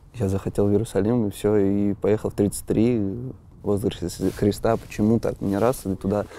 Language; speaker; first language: Russian; native; Russian